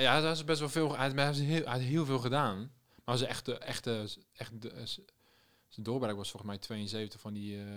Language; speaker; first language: Dutch; native; Dutch